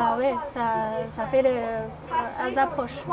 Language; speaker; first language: French; non-native, fluent; Chinese